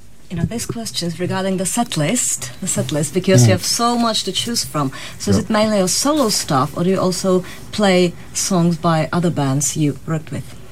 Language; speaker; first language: English; non-native, fluent; Czech